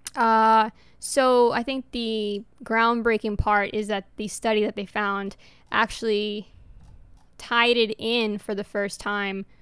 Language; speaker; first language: English; early bilingual, other home language; Spanish